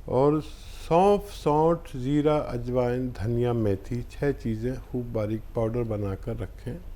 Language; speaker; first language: Hindi; native; Hindi